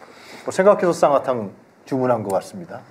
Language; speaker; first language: Korean; native; Korean